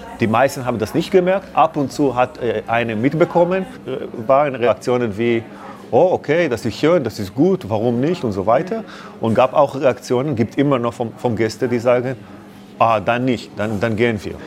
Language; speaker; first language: German; non-native, learner; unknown